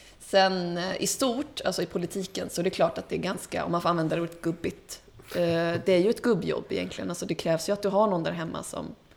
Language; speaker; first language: Swedish; early bilingual, heritage; Swedish